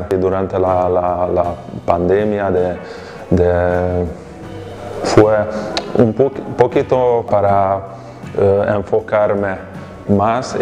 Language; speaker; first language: Spanish; non-native, fluent; Hungarian